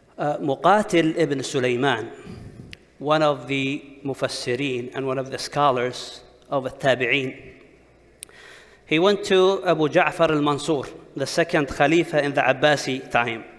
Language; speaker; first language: English; non-native, fluent; Arabic